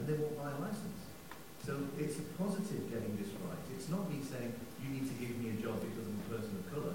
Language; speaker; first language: English; native; English